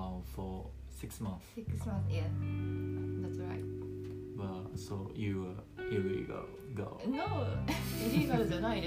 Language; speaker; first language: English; non-native, learner; Japanese